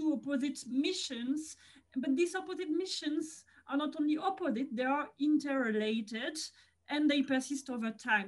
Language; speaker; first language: English; non-native, fluent; French